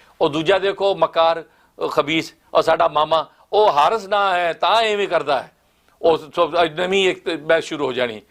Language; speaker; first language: Urdu; native; Urdu